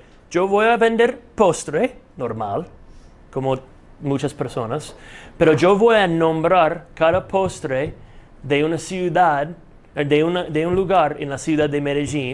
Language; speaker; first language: Spanish; non-native, fluent; English